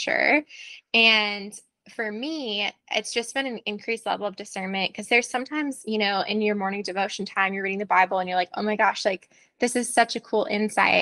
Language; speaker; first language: English; native; English